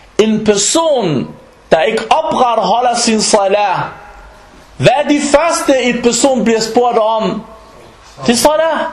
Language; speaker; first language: Danish; non-native, fluent; Arabic